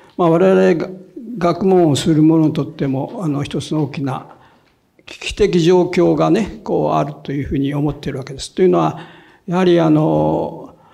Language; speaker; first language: Japanese; native; Japanese